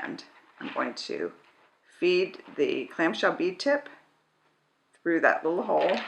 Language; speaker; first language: English; native; English